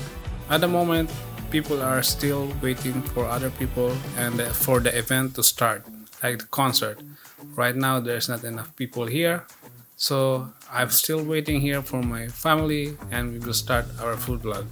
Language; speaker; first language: English; non-native, local second language; Filipino